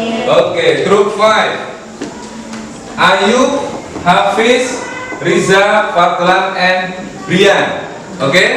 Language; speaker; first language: English; non-native, fluent; Indonesian